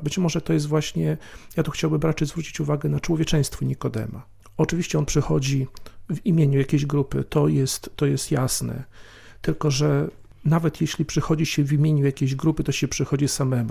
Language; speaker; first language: Polish; native; Polish